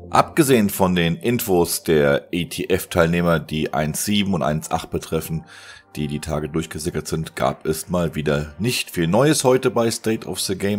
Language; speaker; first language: German; native; German